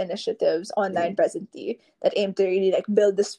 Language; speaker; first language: English; non-native, local second language; Filipino